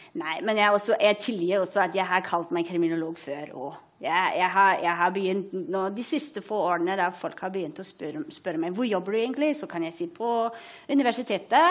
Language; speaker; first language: Norwegian; non-native, fluent; German